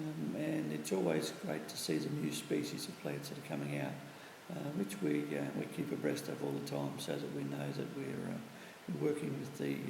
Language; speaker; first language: English; native; English